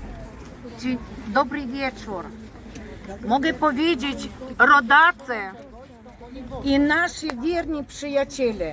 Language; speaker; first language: Polish; non-native, fluent; Ukrainian